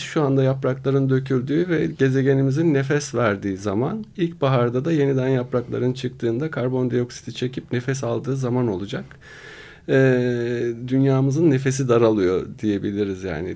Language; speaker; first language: Turkish; native; Turkish